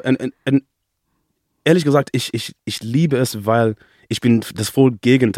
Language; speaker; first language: German; non-native, learner; Shona